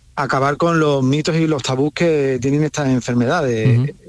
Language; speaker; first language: Spanish; native; Spanish